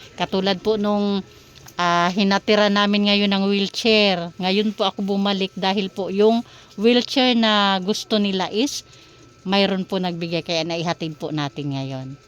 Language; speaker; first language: Filipino; non-native, local second language; Waray